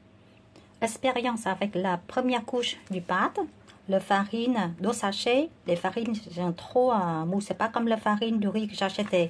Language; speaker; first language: French; non-native, learner; Vietnamese